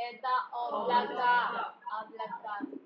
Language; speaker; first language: Russian; non-native, learner; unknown